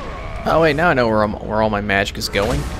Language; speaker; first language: English; native; English